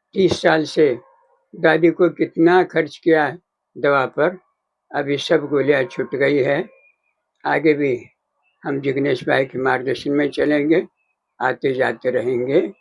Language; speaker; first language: Hindi; non-native, local second language; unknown